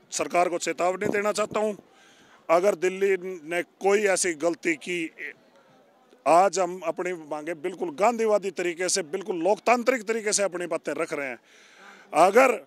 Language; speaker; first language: Hindi; native; Hindi